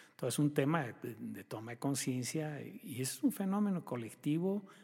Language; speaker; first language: Spanish; native; Spanish